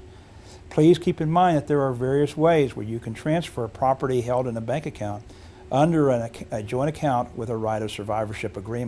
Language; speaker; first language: English; native; English